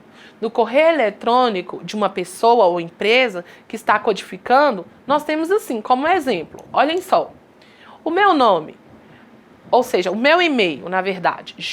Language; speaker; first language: Portuguese; native; Portuguese